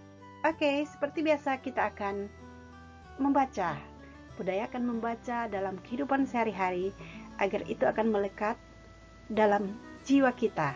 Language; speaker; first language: Indonesian; native; Indonesian